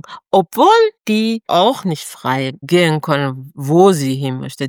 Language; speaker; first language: German; non-native, fluent; Persian